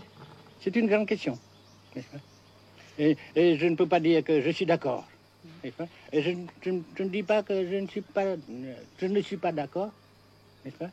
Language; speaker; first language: French; non-native, fluent; Vietnamese